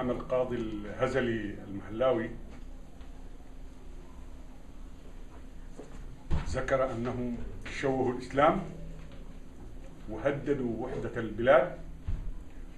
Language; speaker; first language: Arabic; native; Arabic